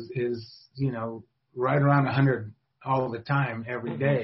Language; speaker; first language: English; native; English